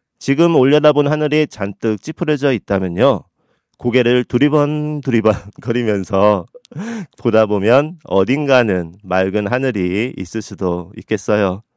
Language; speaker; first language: Korean; native; Korean